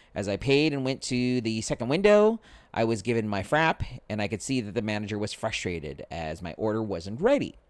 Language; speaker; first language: English; native; English